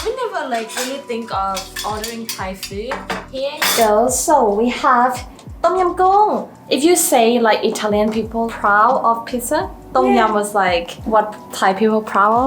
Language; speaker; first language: English; non-native, fluent; Thai